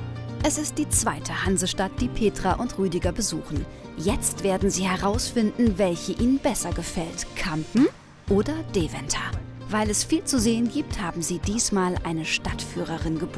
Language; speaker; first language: German; native; German